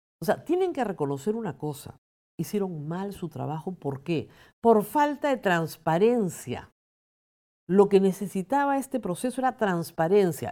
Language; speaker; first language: Spanish; native; Spanish